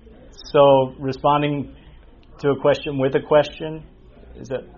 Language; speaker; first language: English; native; English